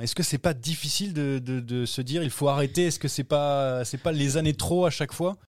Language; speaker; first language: French; native; French